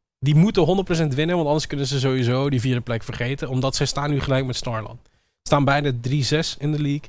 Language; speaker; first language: Dutch; native; Dutch